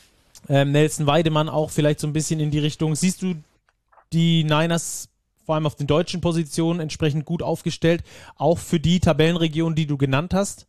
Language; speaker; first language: German; native; German